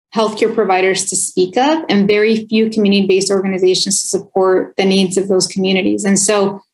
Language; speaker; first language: English; early bilingual, other home language; Spanish